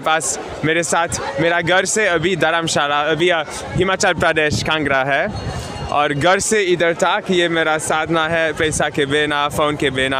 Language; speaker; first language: Hindi; non-native, learner; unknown